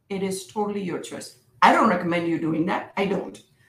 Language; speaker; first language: English; non-native, local second language; Hindi